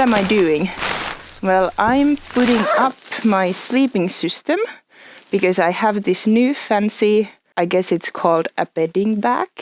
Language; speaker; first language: English; non-native, fluent; Finnish